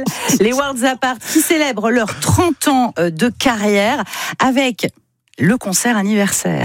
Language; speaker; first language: French; native; French